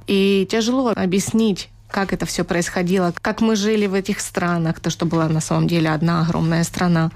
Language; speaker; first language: Russian; early bilingual, heritage; Russian